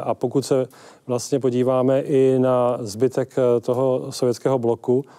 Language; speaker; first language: Czech; native; Czech